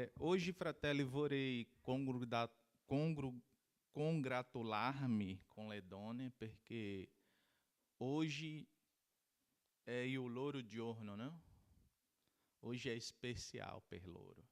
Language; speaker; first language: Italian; non-native, learner; Portuguese